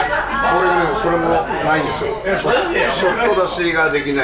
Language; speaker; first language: Japanese; native; Japanese